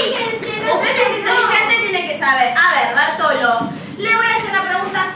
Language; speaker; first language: Spanish; native; Spanish